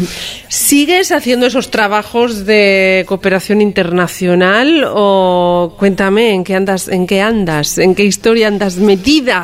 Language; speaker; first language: Spanish; native; Spanish